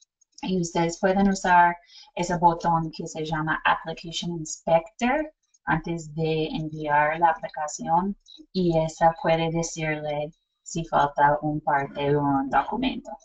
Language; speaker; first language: Spanish; non-native, fluent; English